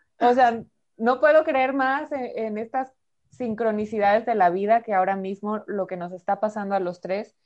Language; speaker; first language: Spanish; native; Spanish